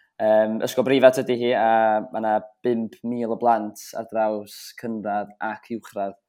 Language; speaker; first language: Welsh; native; Welsh